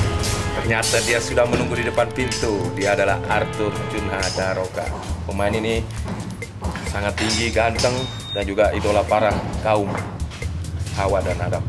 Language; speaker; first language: Indonesian; native; Indonesian